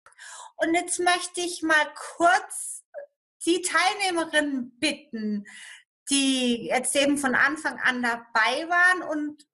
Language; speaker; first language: German; native; German